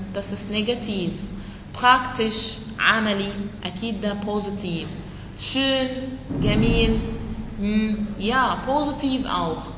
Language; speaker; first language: German; non-native, fluent; Arabic